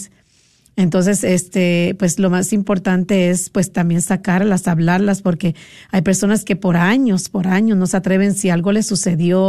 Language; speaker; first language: Spanish; native; Spanish